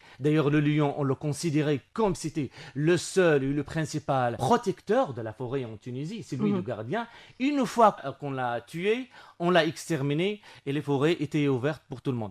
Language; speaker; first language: French; non-native, local second language; Arabic